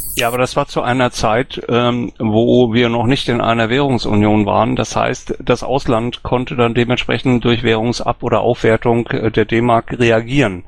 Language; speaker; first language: German; native; German